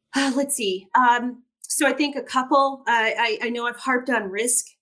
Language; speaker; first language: English; native; English